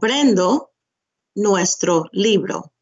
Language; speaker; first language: Spanish; non-native, fluent; English